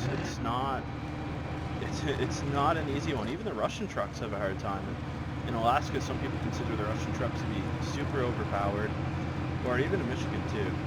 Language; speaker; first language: English; native; English